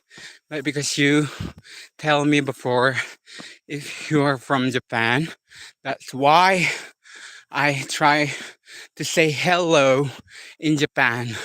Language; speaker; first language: English; non-native, learner; Indonesian